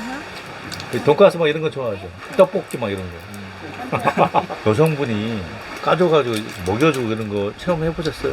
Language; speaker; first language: Korean; native; Korean